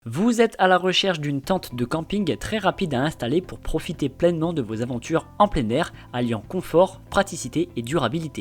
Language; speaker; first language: French; native; French